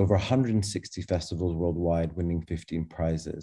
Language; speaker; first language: English; native; English